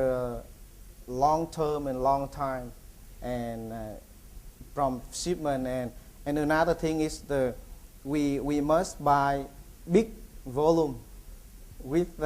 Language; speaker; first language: English; non-native, learner; Vietnamese